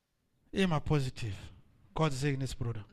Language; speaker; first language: German; non-native, learner; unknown